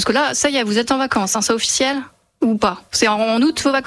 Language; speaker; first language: French; native; French